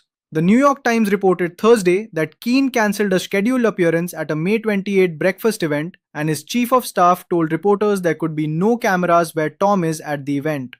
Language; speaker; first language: English; native; English